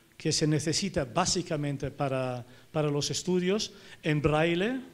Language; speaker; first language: Spanish; non-native, fluent; German